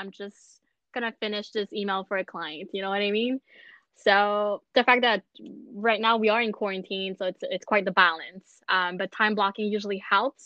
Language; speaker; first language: English; native; English